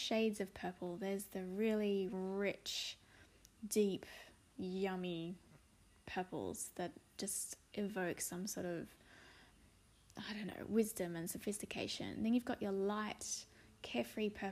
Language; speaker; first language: English; native; English